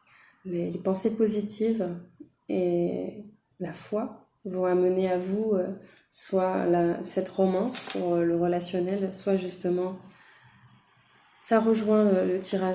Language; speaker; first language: French; native; French